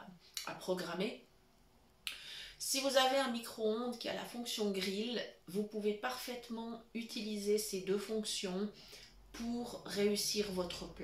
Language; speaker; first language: French; native; French